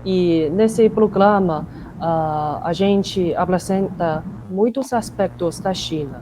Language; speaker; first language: Portuguese; non-native, fluent; Chinese